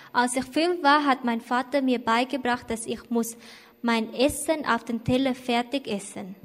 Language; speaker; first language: German; non-native, learner; Thai